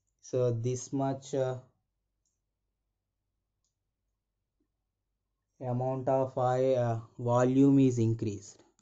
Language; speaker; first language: English; non-native, local second language; Telugu